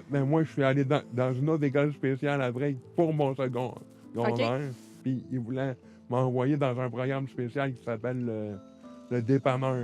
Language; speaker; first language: French; native; French